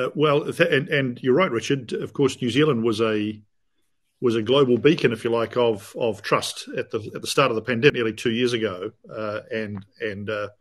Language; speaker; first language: English; native; English